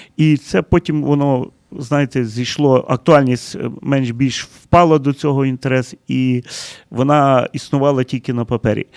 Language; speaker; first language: Ukrainian; early bilingual, heritage; Ukrainian